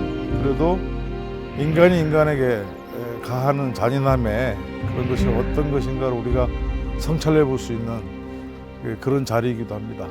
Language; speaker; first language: Korean; native; Korean